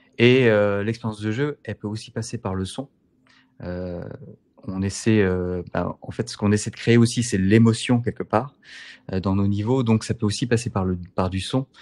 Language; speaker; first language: French; native; French